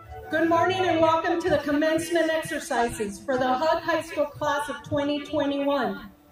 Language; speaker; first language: English; native; English